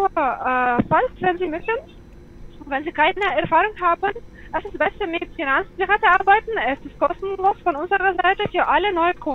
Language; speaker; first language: German; non-native, learner; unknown